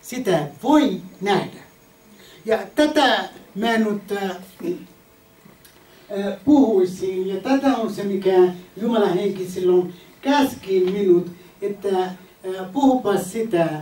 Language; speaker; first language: Finnish; non-native, fluent; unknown